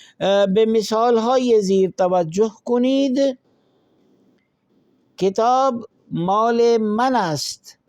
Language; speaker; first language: Persian; non-native, fluent; Urdu